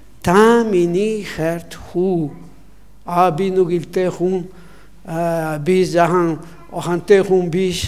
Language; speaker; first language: Mongolian; non-native, learner; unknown